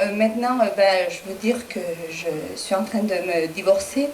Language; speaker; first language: French; non-native, learner; Spanish